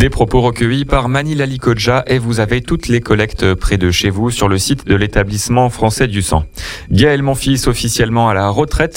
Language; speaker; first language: French; native; French